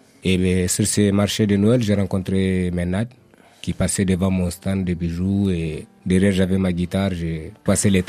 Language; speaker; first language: French; non-native, local second language; Tamasheq